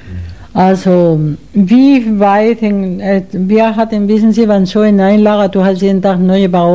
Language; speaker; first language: German; non-native, learner; Spanish